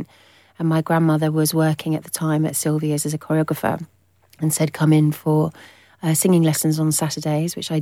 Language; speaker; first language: English; native; English